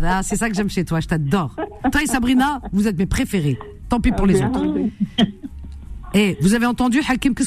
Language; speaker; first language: French; native; French